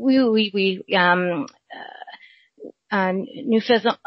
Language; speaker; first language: French; non-native, learner; English